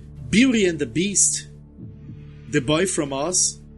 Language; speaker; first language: English; non-native, fluent; Portuguese